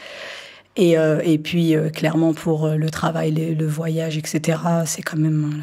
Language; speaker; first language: French; early bilingual, other home language; Arabic